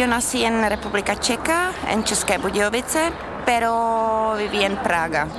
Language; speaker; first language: Spanish; non-native, learner; Czech